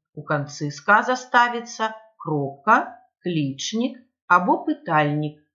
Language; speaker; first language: Belarusian; native; Belarusian